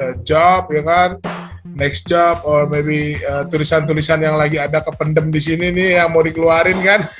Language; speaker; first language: Indonesian; native; Indonesian